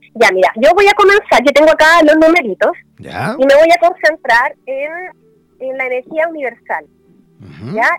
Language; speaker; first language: Spanish; native; Spanish